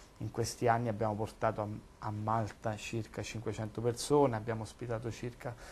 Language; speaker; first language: Italian; native; Italian